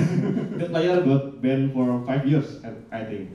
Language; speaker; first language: English; non-native, learner; Indonesian